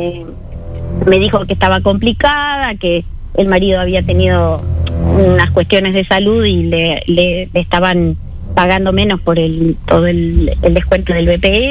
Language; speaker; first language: Spanish; native; Spanish